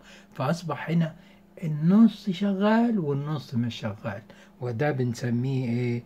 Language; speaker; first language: Arabic; native; Arabic